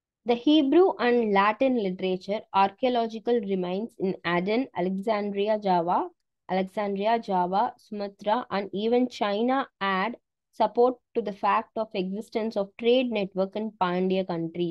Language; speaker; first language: English; non-native, local second language; Tamil